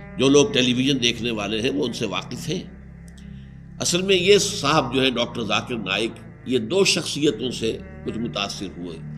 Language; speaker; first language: Urdu; native; Urdu